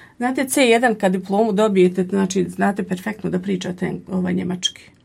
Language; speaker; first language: Croatian; native; Croatian